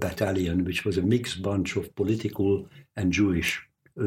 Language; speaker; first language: English; non-native, fluent; Hungarian